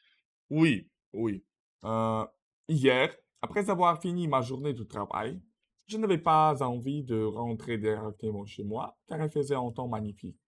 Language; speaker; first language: French; non-native, learner; Russian